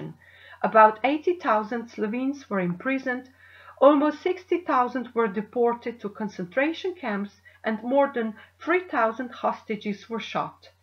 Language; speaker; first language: English; non-native, fluent; Slovenian